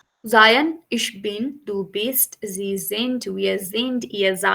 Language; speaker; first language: German; non-native, fluent; Urdu